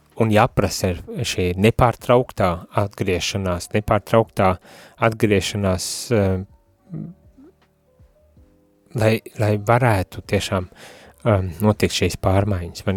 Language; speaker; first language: Latvian; native; Latvian